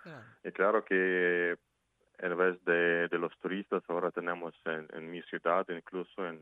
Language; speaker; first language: Spanish; non-native, fluent; Ukrainian